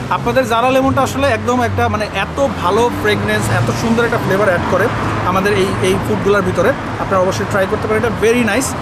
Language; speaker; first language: Bangla; native; Bangla